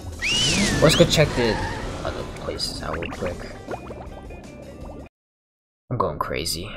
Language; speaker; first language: English; native; English